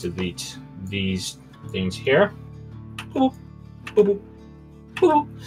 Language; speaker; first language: English; native; English